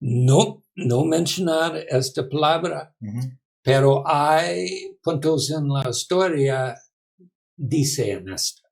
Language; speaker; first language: Spanish; non-native, learner; English